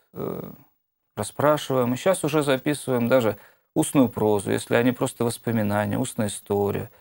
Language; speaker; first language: Russian; native; Russian